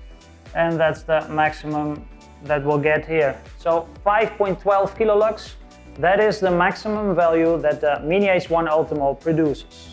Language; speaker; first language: English; non-native, fluent; Dutch